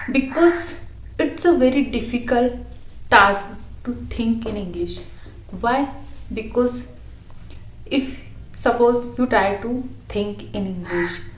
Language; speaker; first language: English; non-native, learner; Hindi